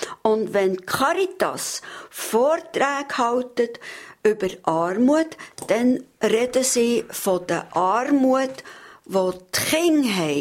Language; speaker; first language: German; native; German